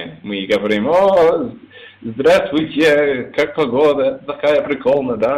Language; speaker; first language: Russian; non-native, learner; English